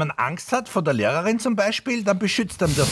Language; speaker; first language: German; native; German